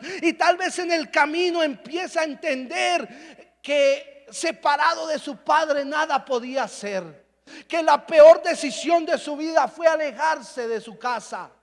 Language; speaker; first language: Spanish; native; Spanish